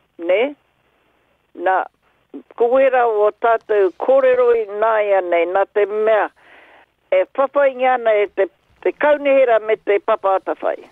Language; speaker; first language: Māori; native; Māori